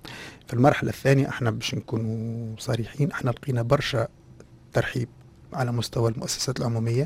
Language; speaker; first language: Arabic; native; Arabic